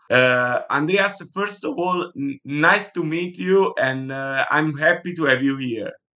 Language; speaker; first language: English; non-native, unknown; Italian